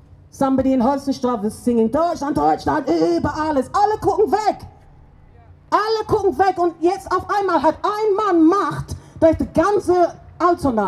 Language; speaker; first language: German; non-native, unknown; English